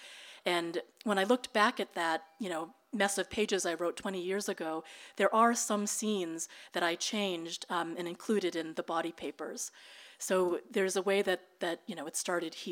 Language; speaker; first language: English; early bilingual, other home language; Filipino